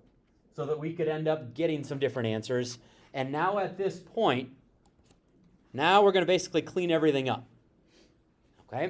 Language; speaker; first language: English; native; English